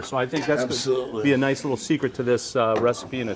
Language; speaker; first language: English; native; English